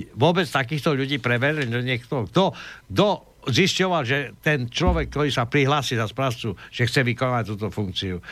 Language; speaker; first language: Slovak; native; Slovak